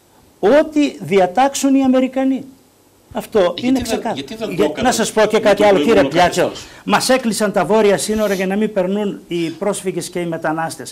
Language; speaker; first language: Greek; native; Greek